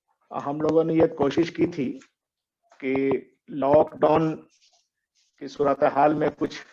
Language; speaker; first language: Urdu; native; Urdu